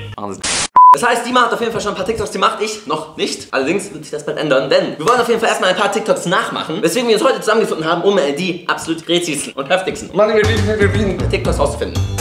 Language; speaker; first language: German; native; German